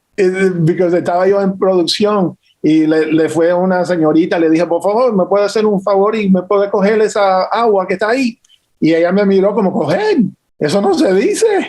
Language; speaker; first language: Spanish; early bilingual, heritage; English